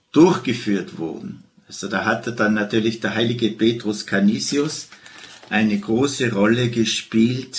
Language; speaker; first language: German; native; German